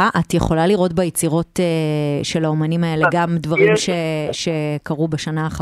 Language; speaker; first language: Hebrew; native; Hebrew